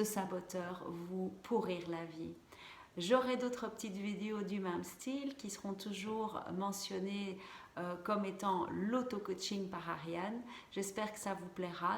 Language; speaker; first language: French; native; French